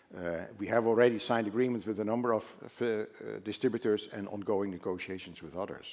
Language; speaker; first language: English; non-native, fluent; Dutch